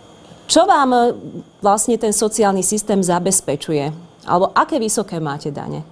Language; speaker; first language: Slovak; native; Slovak